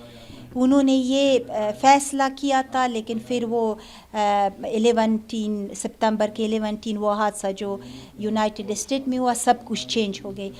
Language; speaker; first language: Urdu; non-native, learner; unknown